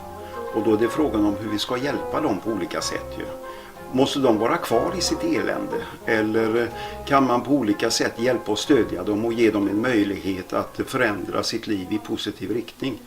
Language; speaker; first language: Swedish; native; Swedish